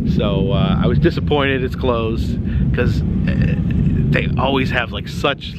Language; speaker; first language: English; native; English